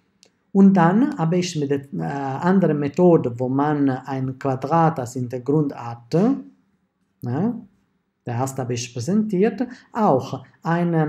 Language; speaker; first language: German; non-native, fluent; Italian